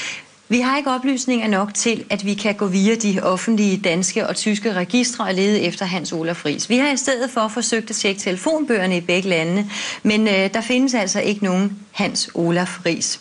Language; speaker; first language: Danish; native; Danish